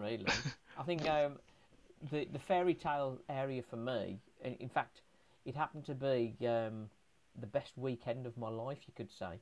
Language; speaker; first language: English; native; English